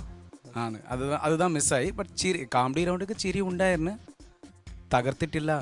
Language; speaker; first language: Malayalam; non-native, learner; Tamil